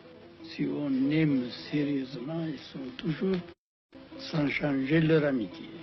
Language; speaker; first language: French; non-native, fluent; Amharic